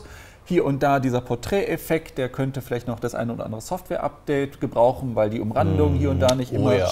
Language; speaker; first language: German; native; German